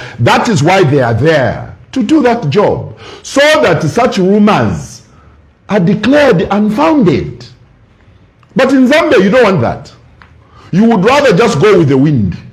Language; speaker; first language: English; non-native, local second language; Bemba